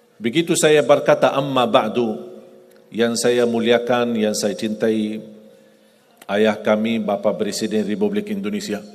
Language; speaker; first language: Indonesian; non-native, fluent; Arabic